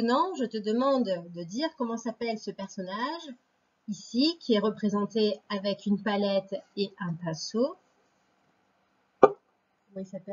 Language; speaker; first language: French; native; French